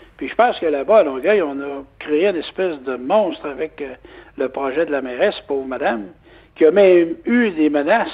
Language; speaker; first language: French; native; French